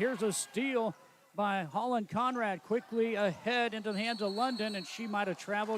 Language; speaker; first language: English; native; English